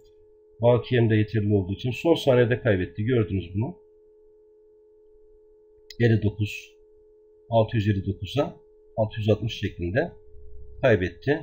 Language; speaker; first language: Turkish; native; Turkish